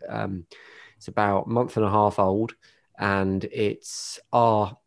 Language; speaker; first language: English; native; English